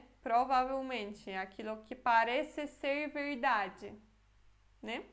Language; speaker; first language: Portuguese; non-native, fluent; Polish